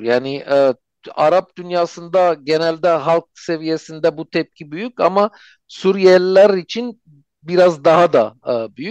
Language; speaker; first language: Turkish; non-native, fluent; Armenian